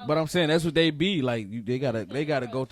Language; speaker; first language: English; native; English